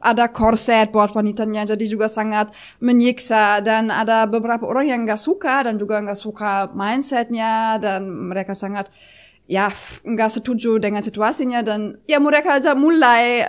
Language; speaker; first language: Indonesian; non-native, fluent; German